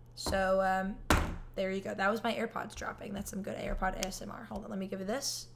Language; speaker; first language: English; native; English